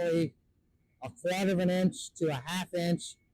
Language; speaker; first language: English; native; English